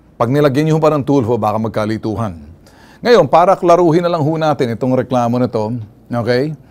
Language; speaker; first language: Filipino; native; Filipino